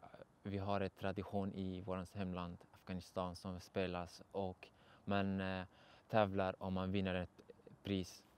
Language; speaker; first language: Swedish; non-native, learner; Persian